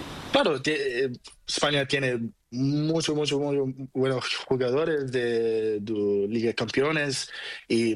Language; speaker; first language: Spanish; non-native, learner; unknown